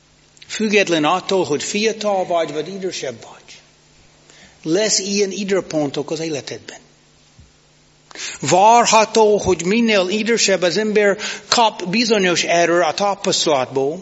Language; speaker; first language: Hungarian; non-native, fluent; English